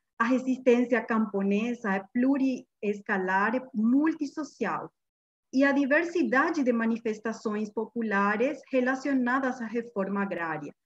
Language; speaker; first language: Portuguese; non-native, fluent; Guarani